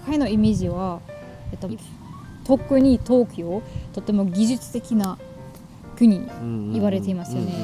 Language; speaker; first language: Japanese; non-native, learner; German